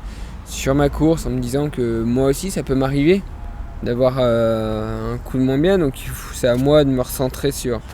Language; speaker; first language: French; native; French